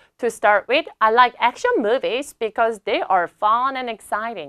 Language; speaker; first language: English; non-native, fluent; Korean